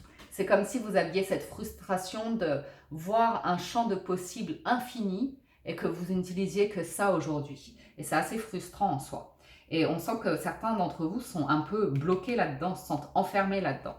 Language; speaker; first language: French; native; French